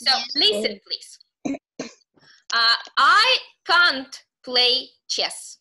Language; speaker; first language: English; non-native, fluent; Russian